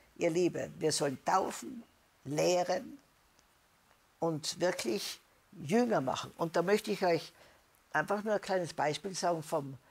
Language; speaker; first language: German; native; German